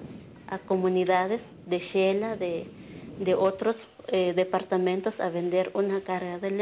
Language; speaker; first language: Spanish; non-native, local second language; Kʼicheʼ